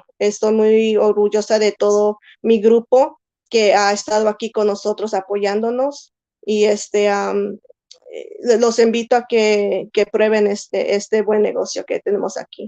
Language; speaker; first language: Spanish; early bilingual, heritage; Spanish